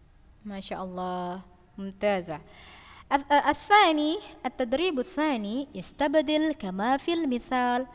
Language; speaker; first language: Arabic; non-native, fluent; Indonesian